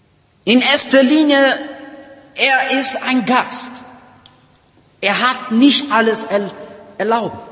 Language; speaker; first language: German; non-native, learner; Portuguese